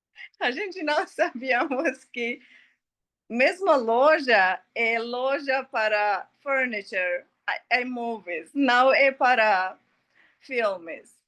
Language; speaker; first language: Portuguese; non-native, learner; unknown